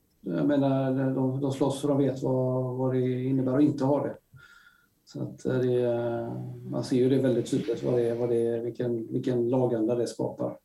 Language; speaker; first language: Swedish; native; Swedish